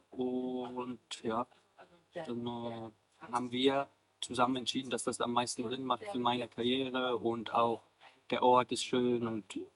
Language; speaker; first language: German; native; German